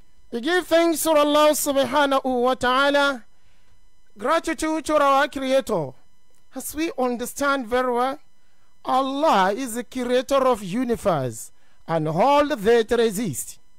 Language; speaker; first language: English; non-native, local second language; Yoruba